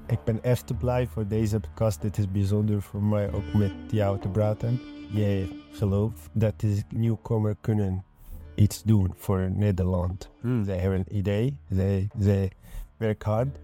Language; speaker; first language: Dutch; non-native, learner; Arabic